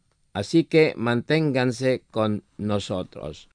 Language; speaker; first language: Spanish; non-native, fluent; Indonesian